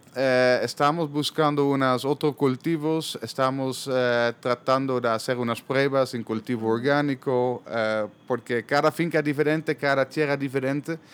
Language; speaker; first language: Spanish; non-native, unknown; Dutch